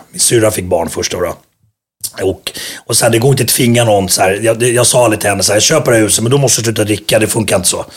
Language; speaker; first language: Swedish; early bilingual, other home language; Finnish